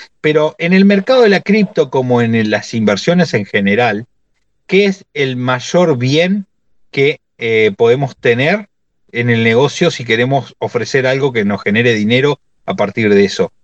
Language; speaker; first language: Spanish; native; Spanish